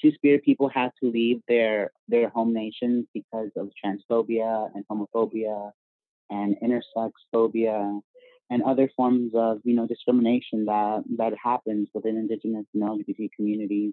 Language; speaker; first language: English; native; English